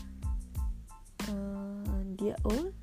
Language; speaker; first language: English; non-native, local second language; Malay